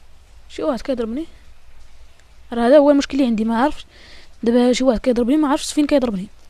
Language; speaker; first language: Arabic; native; Arabic